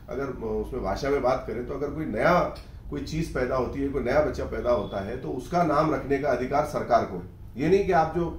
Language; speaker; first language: Hindi; non-native, local second language; Urdu